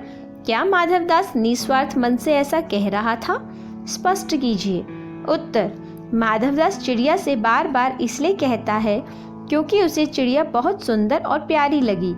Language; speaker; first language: Hindi; native; Hindi